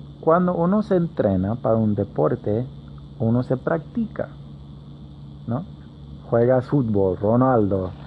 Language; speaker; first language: Spanish; non-native, learner; English